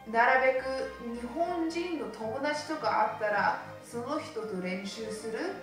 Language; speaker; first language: Japanese; early bilingual, other home language; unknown